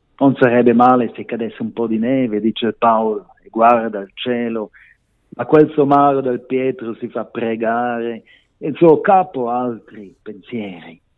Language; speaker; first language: Italian; non-native, local second language; Romansh